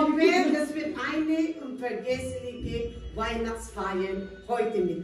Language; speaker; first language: German; non-native, learner; Filipino